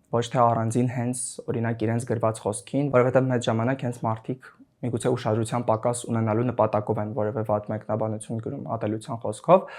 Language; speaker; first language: Armenian; native; Armenian